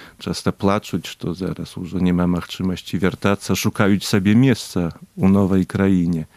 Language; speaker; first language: Belarusian; native; Belarusian